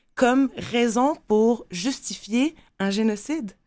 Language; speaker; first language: French; non-native, local second language; Arabic